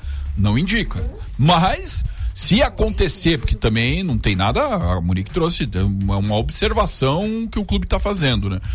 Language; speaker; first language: Portuguese; native; Portuguese